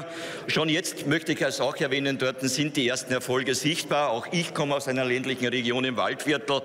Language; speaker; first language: German; native; German